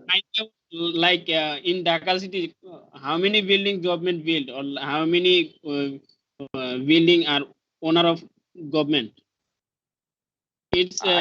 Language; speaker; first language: English; non-native, learner; Bangla